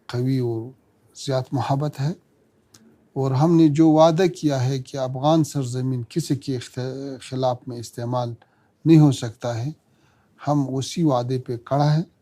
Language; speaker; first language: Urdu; non-native, learner; Pashto